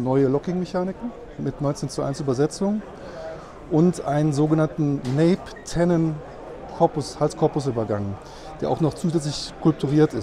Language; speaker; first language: German; native; German